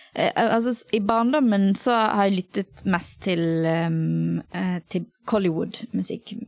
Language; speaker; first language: Norwegian; early bilingual, other home language; Tamil